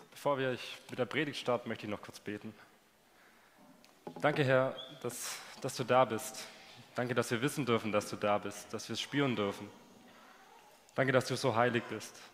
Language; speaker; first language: German; native; German